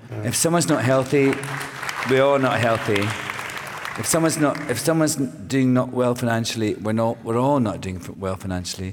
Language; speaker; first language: English; native; English